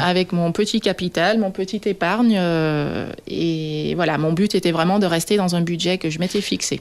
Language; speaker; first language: French; non-native, fluent; Dutch